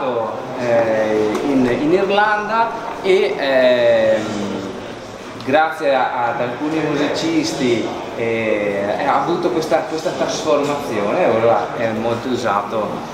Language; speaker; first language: Italian; native; Italian